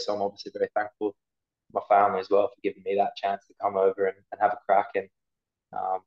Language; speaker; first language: English; native; English